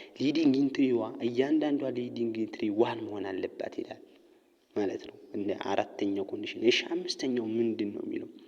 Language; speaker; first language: Amharic; native; Amharic